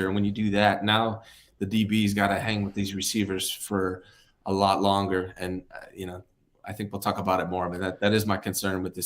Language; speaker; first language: English; native; English